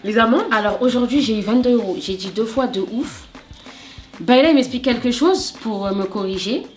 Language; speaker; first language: French; native; French